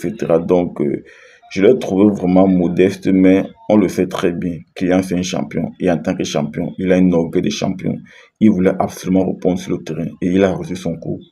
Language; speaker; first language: French; native; French